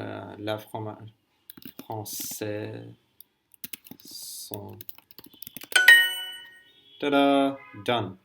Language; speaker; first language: French; non-native, learner; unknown